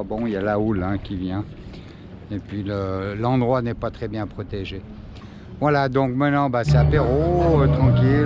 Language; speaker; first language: French; native; French